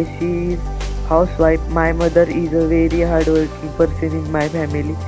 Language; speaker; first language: English; non-native, learner; Marathi